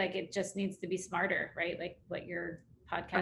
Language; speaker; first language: English; native; English